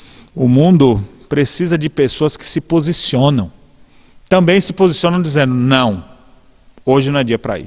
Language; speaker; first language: Portuguese; native; Portuguese